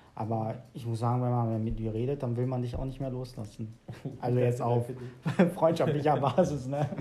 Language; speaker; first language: German; native; German